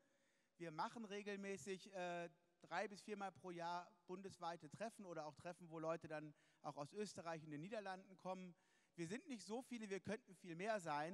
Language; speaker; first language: German; native; German